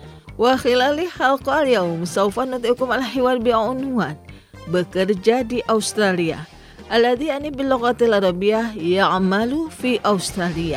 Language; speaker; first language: Arabic; non-native, fluent; Indonesian